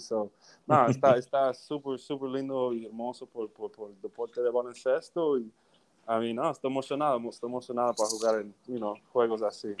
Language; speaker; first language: Spanish; early bilingual, heritage; English